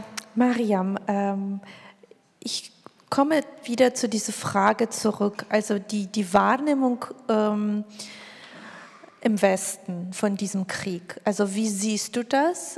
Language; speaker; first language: German; non-native, fluent; Georgian